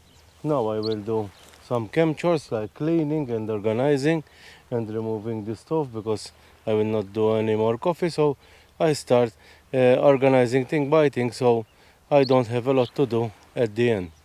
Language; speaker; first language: English; non-native, local second language; Maltese